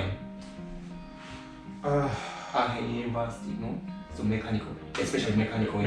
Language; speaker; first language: English; non-native, learner; Japanese